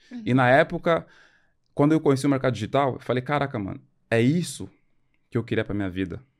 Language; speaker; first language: Portuguese; early bilingual, other home language; French